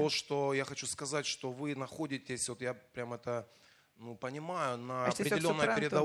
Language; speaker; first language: Russian; native; Russian